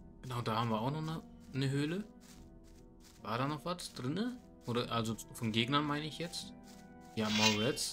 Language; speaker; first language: German; native; German